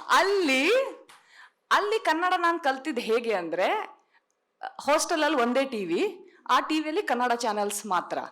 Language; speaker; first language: Kannada; non-native, local second language; Tulu